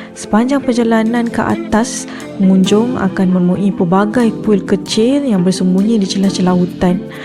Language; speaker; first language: Malay; native; Malay